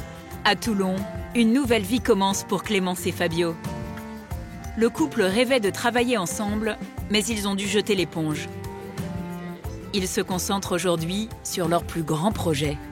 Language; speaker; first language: French; native; French